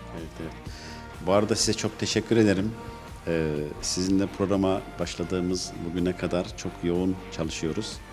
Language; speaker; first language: Turkish; early bilingual, heritage; Turkish